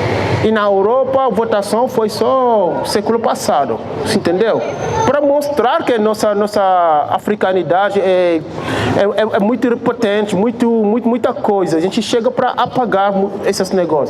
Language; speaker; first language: Portuguese; non-native, fluent; Wolof